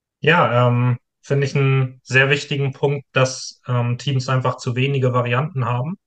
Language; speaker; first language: German; native; German